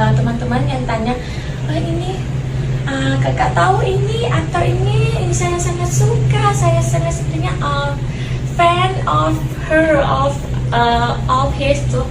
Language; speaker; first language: Indonesian; non-native, learner; Thai